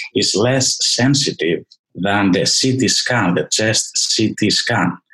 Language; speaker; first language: English; non-native, fluent; Greek